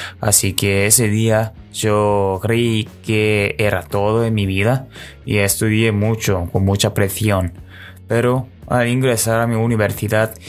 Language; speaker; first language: Spanish; non-native, learner; Korean